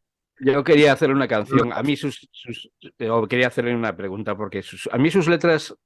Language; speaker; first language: Spanish; native; Spanish